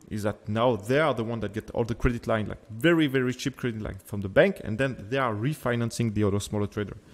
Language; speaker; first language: English; non-native, fluent; French